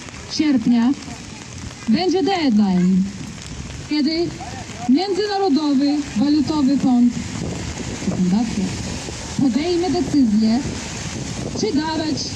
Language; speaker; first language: Polish; non-native, fluent; Belarusian